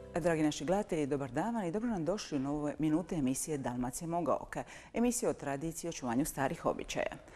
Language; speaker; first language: Croatian; native; Croatian